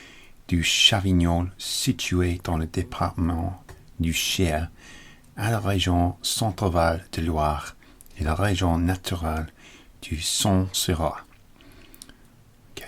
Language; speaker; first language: French; non-native, learner; English